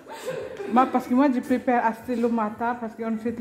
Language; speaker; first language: French; non-native, learner; Filipino